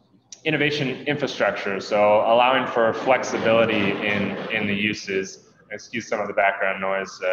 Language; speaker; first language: English; native; English